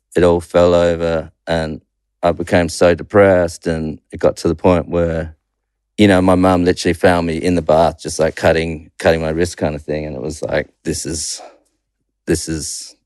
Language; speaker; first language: English; native; English